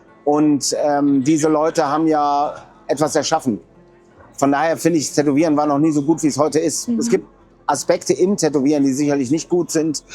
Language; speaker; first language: German; native; German